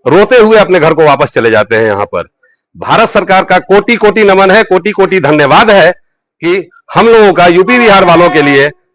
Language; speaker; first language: Hindi; native; Hindi